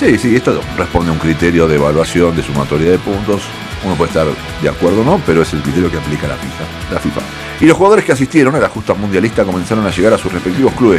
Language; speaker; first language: Spanish; native; Spanish